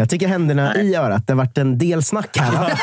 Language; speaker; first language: Swedish; native; Swedish